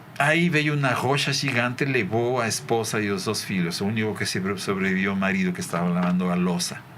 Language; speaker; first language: Portuguese; non-native, fluent; Spanish